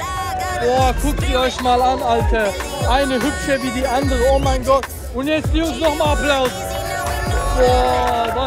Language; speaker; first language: German; native; German